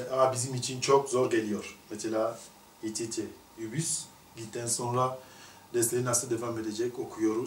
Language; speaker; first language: Turkish; non-native, learner; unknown